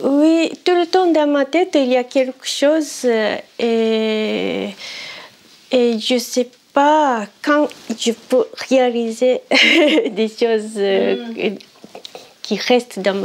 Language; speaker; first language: French; non-native, learner; Japanese